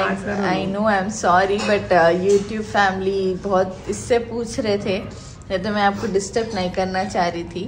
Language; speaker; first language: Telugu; non-native, local second language; Urdu